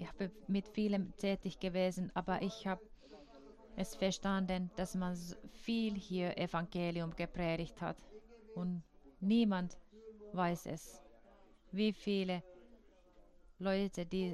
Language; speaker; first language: German; non-native, fluent; Finnish